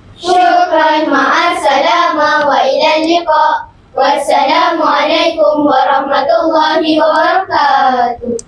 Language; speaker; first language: Arabic; non-native, learner; Malay